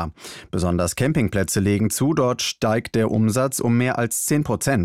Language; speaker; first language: German; native; German